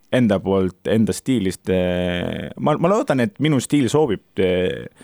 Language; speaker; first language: Estonian; non-native, learner; Turkish